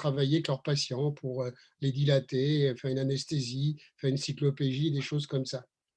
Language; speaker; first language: French; native; French